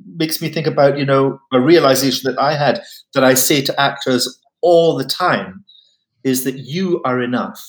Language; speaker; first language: English; native; English